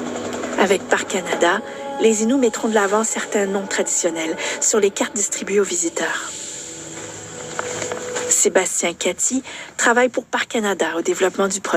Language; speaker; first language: French; native; French